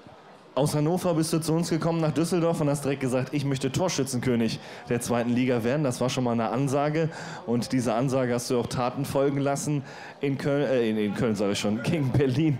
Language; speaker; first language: German; native; German